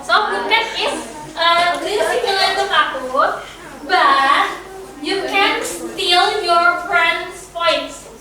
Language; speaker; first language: English; non-native, fluent; Indonesian